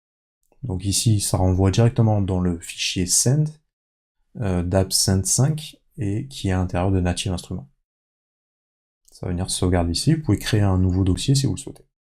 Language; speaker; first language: French; native; French